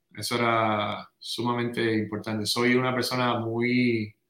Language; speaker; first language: Spanish; native; Spanish